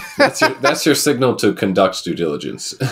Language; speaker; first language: English; native; English